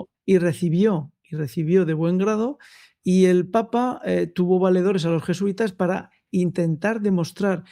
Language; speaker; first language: Spanish; native; Spanish